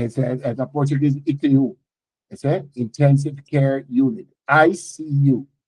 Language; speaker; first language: Portuguese; non-native, learner; English